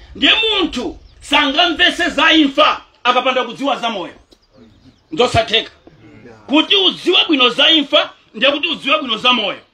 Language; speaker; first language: Nyanja; native; Nyanja